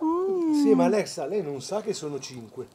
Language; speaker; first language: Italian; native; Italian